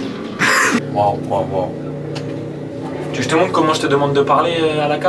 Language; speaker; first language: French; native; French